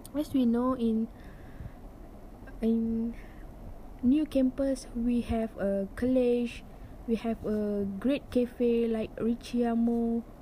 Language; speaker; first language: English; non-native, local second language; Malay